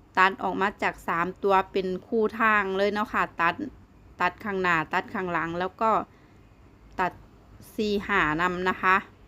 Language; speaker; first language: Thai; non-native, local second language; Northeastern Thai